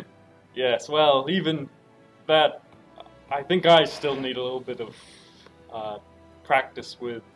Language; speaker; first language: English; native; English